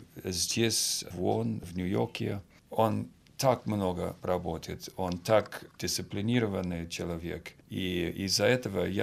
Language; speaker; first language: Russian; non-native, fluent; Finnish